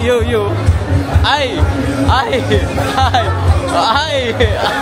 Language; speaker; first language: Filipino; non-native, local second language; Cebuano